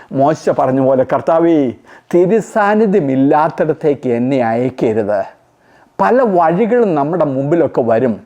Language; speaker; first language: Malayalam; native; Malayalam